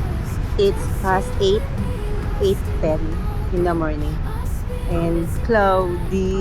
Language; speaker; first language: English; non-native, local second language; Filipino